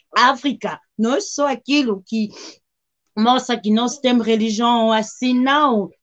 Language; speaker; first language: Portuguese; non-native, fluent; Lingala